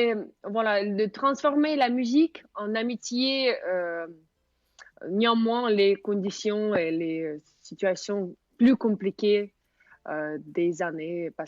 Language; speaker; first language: French; non-native, fluent; Russian